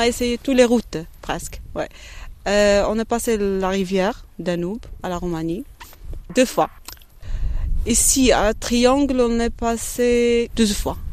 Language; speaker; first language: French; non-native, learner; Arabic